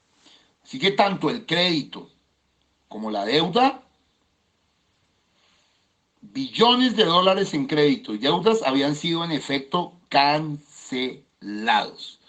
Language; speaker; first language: Spanish; native; Spanish